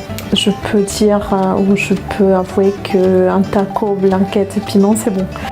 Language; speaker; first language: French; non-native, fluent; Spanish